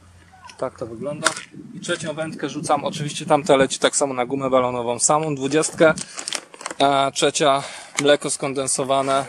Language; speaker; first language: Polish; native; Polish